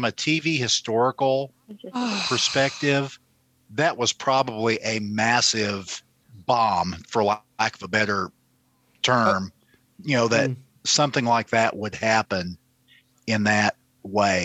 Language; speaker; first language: English; native; English